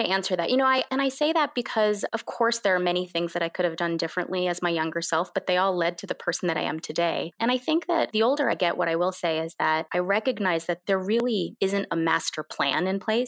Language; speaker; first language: English; early bilingual, other home language; Korean